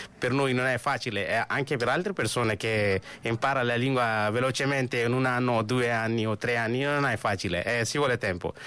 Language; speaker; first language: Italian; non-native, learner; Urdu